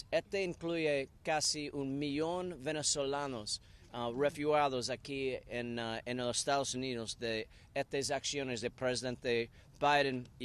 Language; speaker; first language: Spanish; non-native, learner; English